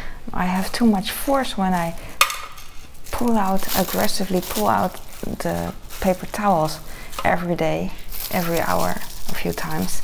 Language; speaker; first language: English; non-native, fluent; Dutch